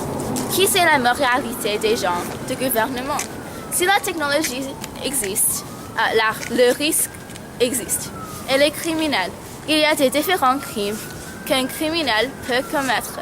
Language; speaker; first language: French; non-native, learner; English